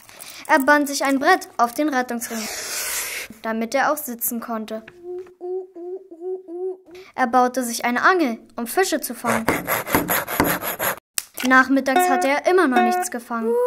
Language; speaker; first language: German; native; German